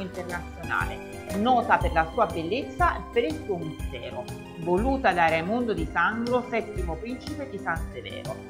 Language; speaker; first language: Italian; native; Italian